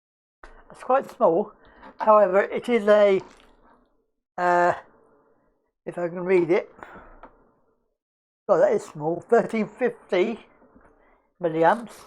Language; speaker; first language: English; native; English